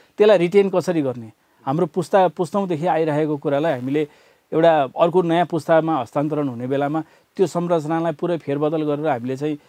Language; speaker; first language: Nepali; native; Nepali